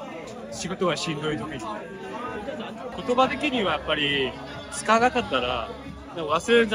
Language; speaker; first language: Japanese; non-native, fluent; Korean